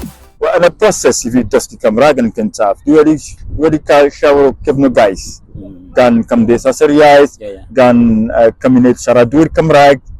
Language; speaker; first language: Welsh; non-native, fluent; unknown